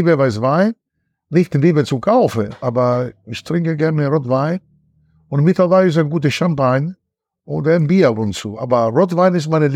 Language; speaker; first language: German; non-native, learner; Italian